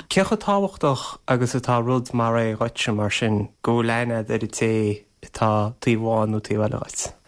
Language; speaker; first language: Irish; native; Irish